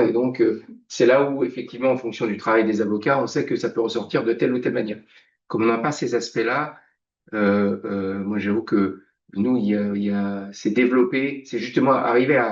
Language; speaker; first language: French; native; French